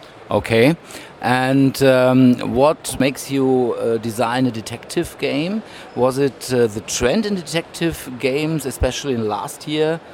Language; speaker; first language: English; non-native, fluent; German